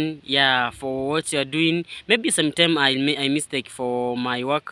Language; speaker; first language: English; non-native, learner; Swahili